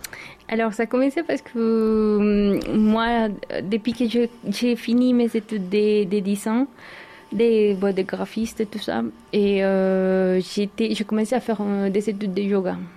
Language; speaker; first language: French; non-native, learner; Spanish